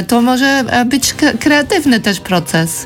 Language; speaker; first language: Polish; non-native, learner; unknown